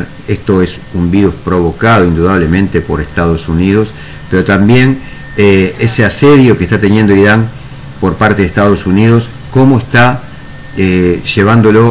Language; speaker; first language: Spanish; native; Spanish